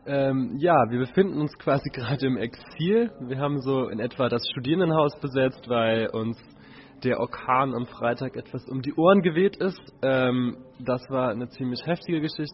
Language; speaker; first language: German; native; German